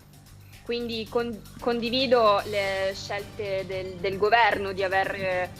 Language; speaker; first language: Italian; native; Italian